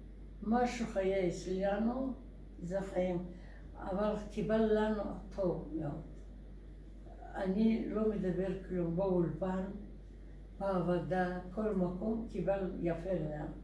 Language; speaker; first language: Hebrew; non-native, learner; Russian